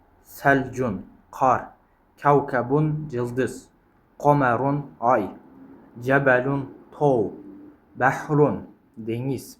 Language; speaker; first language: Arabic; non-native, fluent; Kyrgyz